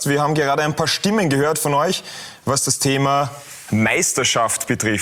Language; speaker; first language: German; native; German